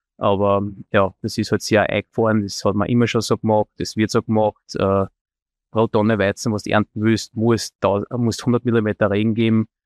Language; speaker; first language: German; native; German